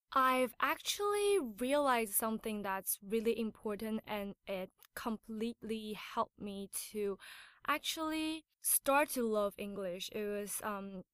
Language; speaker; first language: English; non-native, fluent; Chinese